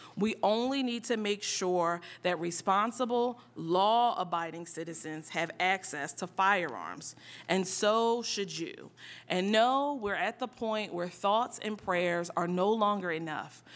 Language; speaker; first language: English; native; English